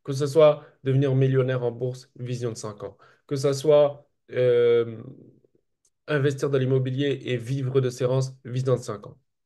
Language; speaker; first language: French; native; French